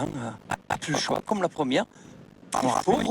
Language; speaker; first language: French; native; French